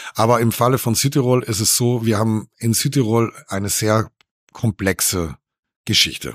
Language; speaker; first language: German; native; German